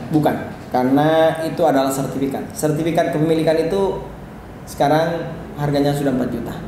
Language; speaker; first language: Indonesian; non-native, local second language; Madurese